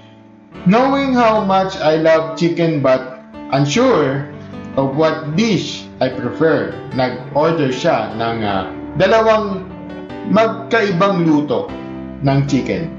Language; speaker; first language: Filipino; native; Filipino